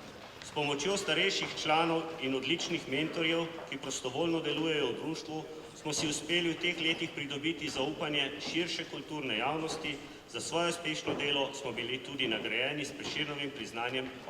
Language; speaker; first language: Slovenian; native; Slovenian